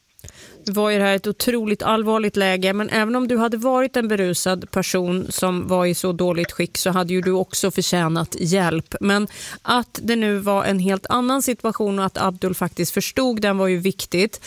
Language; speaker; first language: Swedish; native; Swedish